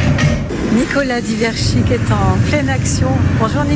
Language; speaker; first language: French; native; French